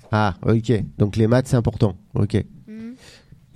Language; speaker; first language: French; native; French